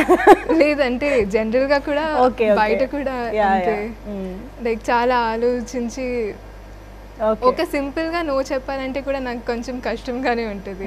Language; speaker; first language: Telugu; non-native, learner; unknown